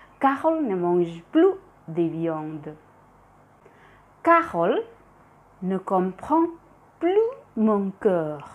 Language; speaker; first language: French; non-native, fluent; Indonesian